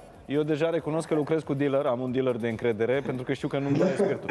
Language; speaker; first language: Romanian; native; Romanian